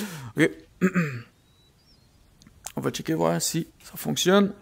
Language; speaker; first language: French; native; French